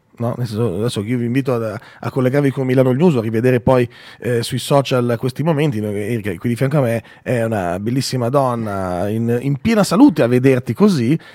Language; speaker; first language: Italian; native; Italian